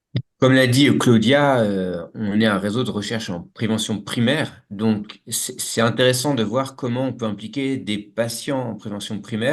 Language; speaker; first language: French; native; French